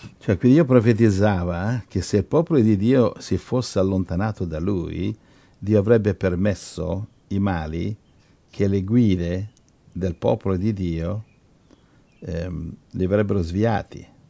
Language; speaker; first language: Italian; native; Italian